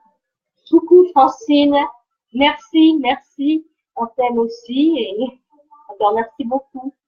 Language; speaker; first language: French; native; French